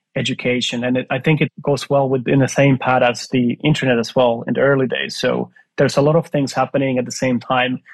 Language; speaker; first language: English; non-native, fluent; Finnish